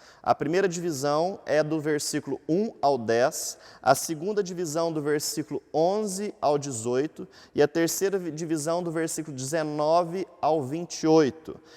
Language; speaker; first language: Portuguese; native; Portuguese